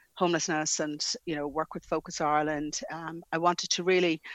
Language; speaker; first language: English; native; English